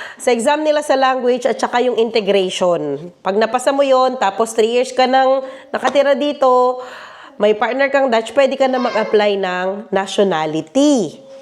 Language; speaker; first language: Filipino; native; Filipino